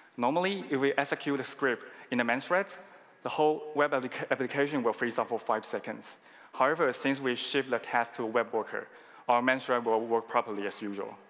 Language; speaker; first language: English; non-native, fluent; Chinese